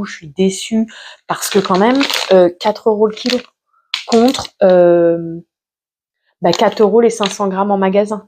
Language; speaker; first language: French; native; French